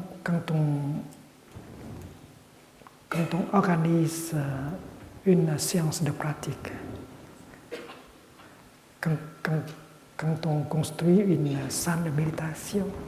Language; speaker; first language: French; non-native, fluent; Vietnamese